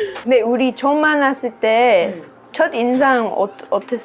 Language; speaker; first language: Korean; non-native, learner; English